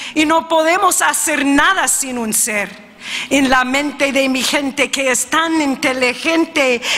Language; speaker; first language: Spanish; early bilingual, heritage; Spanish